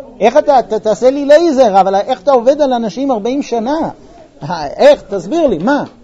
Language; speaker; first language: Hebrew; non-native, fluent; English